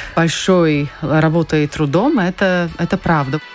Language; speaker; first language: Russian; non-native, fluent; Latvian